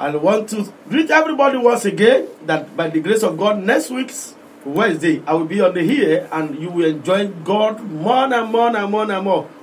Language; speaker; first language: English; non-native, local second language; Yoruba